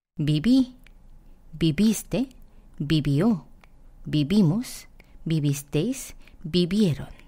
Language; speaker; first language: Spanish; non-native, fluent; Korean